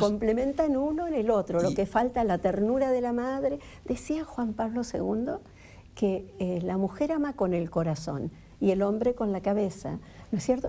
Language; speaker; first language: Spanish; native; Spanish